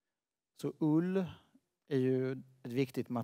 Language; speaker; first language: Swedish; native; Swedish